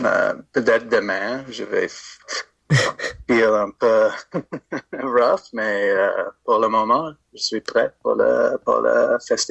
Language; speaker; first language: French; non-native, fluent; English